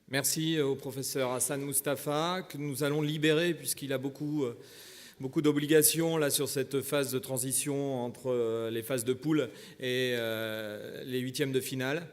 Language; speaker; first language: French; native; French